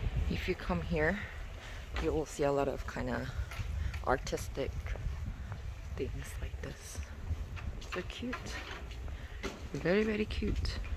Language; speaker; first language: English; non-native, fluent; Korean